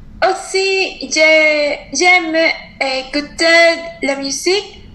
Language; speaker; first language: French; non-native, learner; Spanish